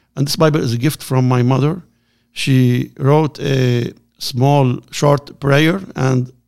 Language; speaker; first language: English; non-native, learner; Arabic